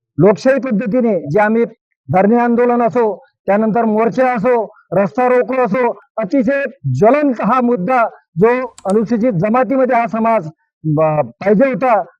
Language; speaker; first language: Marathi; non-native, local second language; Lambadi